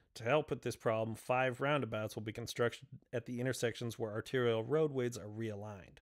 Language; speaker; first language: English; native; English